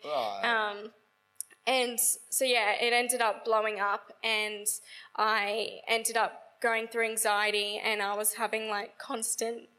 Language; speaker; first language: English; native; English